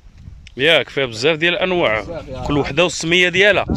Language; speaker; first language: Arabic; native; Arabic